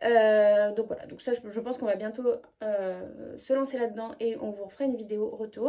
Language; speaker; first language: French; native; French